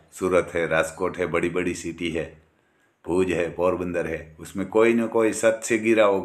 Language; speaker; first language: Hindi; non-native, local second language; Gujarati